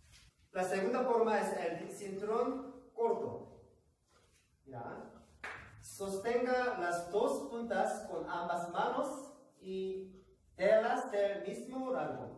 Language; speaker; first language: Spanish; non-native, learner; Korean